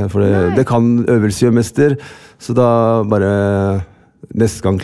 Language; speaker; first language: Norwegian; non-native, fluent; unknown